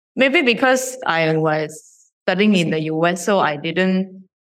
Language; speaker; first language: English; non-native, fluent; Japanese